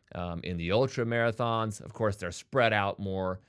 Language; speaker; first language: English; native; English